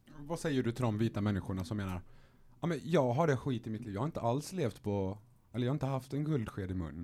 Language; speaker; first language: Swedish; early bilingual, other home language; Arabic